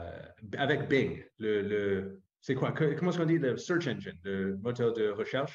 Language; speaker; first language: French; non-native, fluent; English